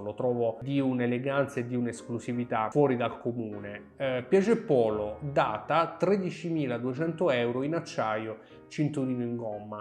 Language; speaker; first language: Italian; native; Italian